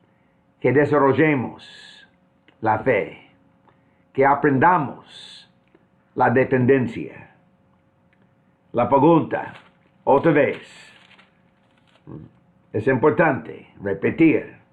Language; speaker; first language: Spanish; non-native, fluent; English